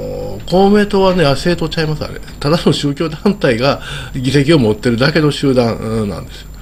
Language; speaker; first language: Japanese; native; Japanese